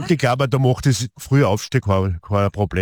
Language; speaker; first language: German; native; German